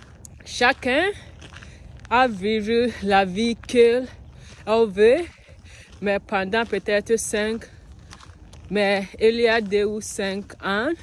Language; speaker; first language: French; non-native, learner; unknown